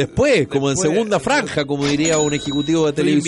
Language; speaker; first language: Spanish; native; Spanish